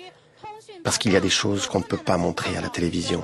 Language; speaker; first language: French; native; French